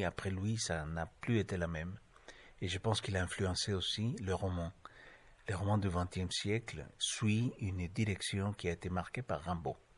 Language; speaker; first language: French; non-native, fluent; Spanish